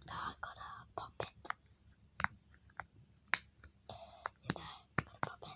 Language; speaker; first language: English; native; English